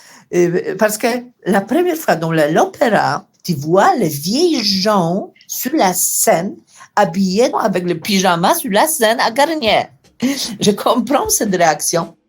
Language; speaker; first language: French; non-native, fluent; Polish